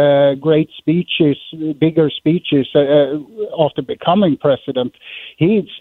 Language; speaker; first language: English; non-native, fluent; Swedish